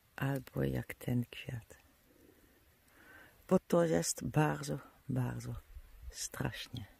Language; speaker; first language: Polish; non-native, learner; Dutch